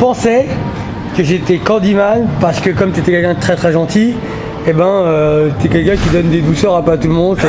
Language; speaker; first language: French; native; French